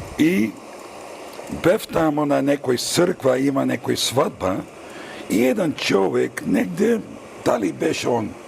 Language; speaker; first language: Macedonian; non-native, fluent; Dutch